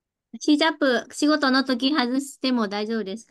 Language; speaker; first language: Japanese; non-native, fluent; Vietnamese